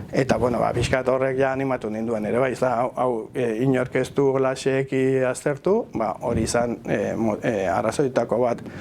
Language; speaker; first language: Basque; native; Basque